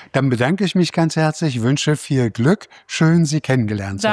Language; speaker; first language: German; native; German